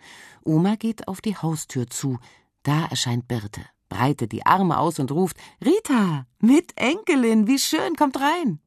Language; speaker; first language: German; native; German